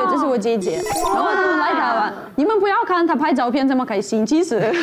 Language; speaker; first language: Chinese; non-native, fluent; Russian